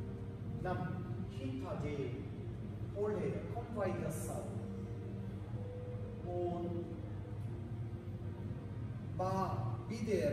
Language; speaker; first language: Vietnamese; non-native, learner; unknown